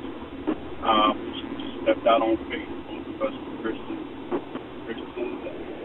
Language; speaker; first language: English; native; English